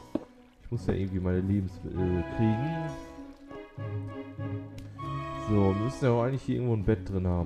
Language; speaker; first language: German; native; German